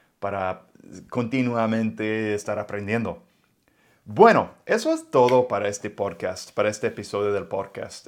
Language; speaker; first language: Spanish; non-native, fluent; English